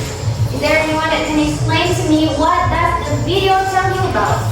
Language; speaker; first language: English; non-native, learner; Indonesian